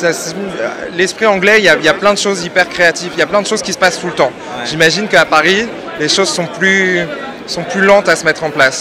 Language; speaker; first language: French; native; French